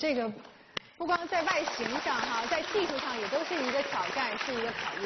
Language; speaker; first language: Chinese; native; Chinese